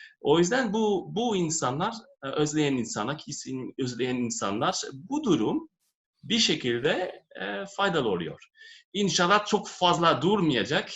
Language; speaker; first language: Turkish; non-native, fluent; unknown